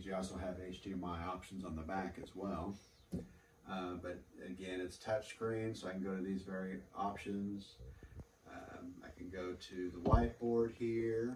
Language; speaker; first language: English; native; English